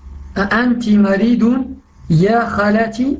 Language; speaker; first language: Arabic; non-native, learner; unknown